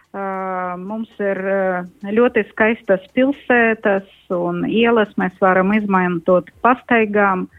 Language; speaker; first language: Latvian; non-native, local second language; Russian